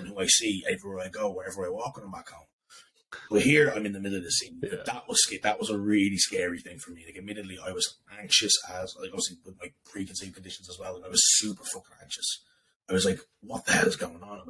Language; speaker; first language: English; native; English